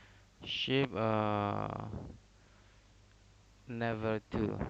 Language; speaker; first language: English; non-native, learner; Indonesian